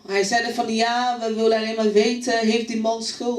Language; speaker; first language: Dutch; non-native, fluent; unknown